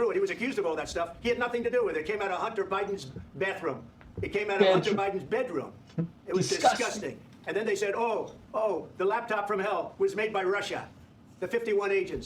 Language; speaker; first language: English; native; English